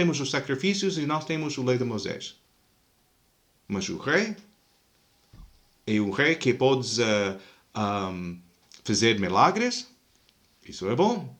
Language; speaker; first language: Portuguese; non-native, fluent; English